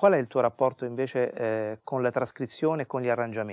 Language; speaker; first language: Italian; native; Italian